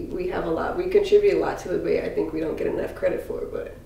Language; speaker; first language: English; native; English